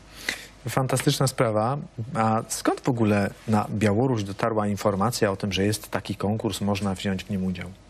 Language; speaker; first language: Polish; native; Polish